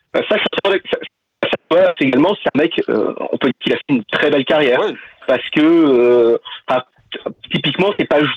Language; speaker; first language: French; native; French